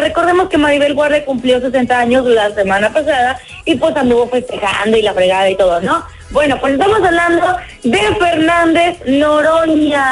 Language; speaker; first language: Spanish; native; Spanish